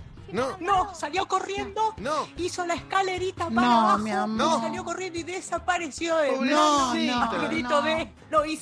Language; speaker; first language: Spanish; native; Spanish